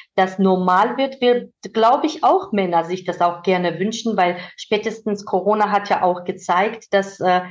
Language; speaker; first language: German; non-native, fluent; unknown